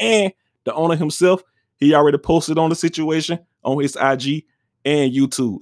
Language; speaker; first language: English; native; English